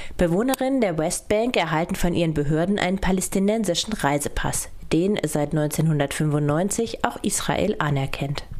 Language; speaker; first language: German; native; German